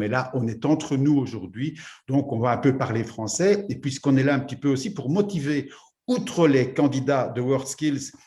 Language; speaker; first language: French; native; French